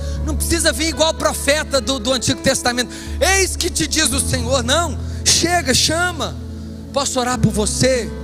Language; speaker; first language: Portuguese; native; Portuguese